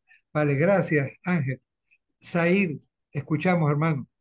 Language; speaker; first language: Spanish; native; Spanish